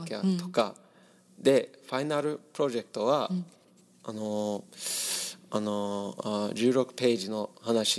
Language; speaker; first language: Japanese; non-native, learner; English